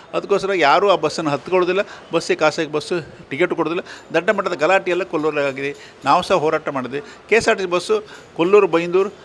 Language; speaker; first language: Kannada; native; Kannada